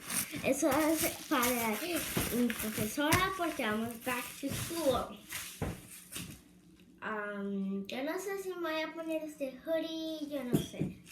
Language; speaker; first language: Spanish; early bilingual, heritage; Spanish